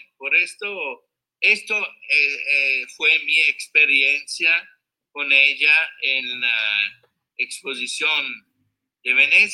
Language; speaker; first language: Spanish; non-native, learner; Italian